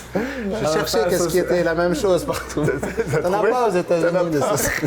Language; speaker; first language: French; native; French